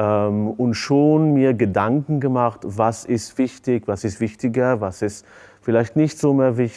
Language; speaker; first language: German; non-native, fluent; Hebrew